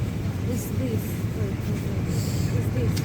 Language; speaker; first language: English; non-native, learner; Russian